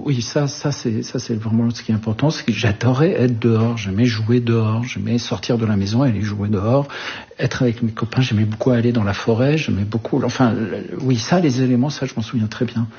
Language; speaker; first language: French; early bilingual, other home language; Arabic